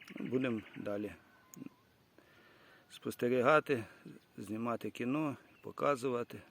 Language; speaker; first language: Ukrainian; native; Ukrainian